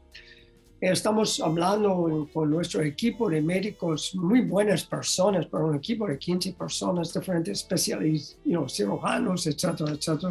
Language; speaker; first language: Spanish; non-native, learner; English